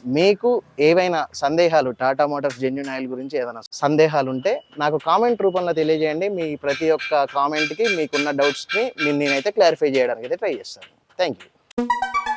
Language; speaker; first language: Telugu; native; Telugu